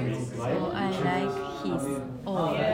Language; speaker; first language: English; non-native, learner; Japanese